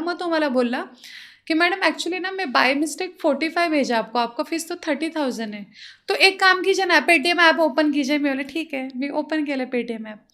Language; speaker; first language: Hindi; non-native, local second language; Marathi